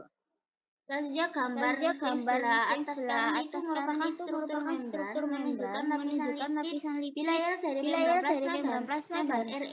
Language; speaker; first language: Indonesian; native; Indonesian